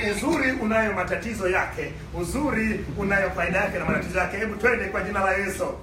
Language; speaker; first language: Swahili; non-native, local second language; Luo (Kenya and Tanzania)